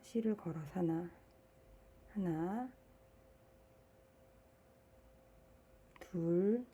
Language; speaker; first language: Korean; native; Korean